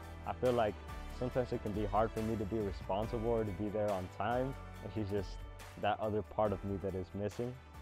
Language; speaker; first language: English; early bilingual, other home language; Spanish